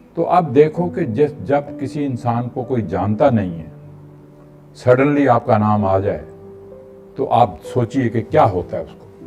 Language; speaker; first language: Urdu; non-native, local second language; Punjabi